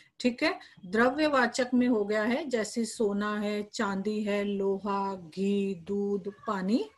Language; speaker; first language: Hindi; native; Hindi